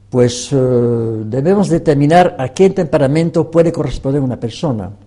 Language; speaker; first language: Spanish; non-native, fluent; French